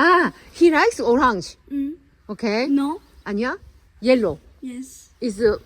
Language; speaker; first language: English; non-native, learner; Korean